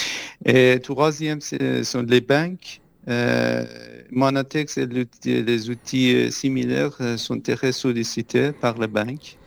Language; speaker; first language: French; non-native, fluent; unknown